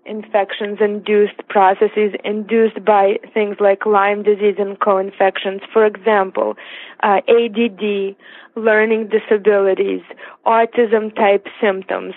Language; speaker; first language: English; non-native, fluent; Russian